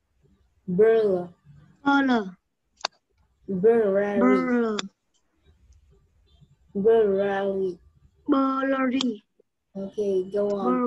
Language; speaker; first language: English; non-native, fluent; Vietnamese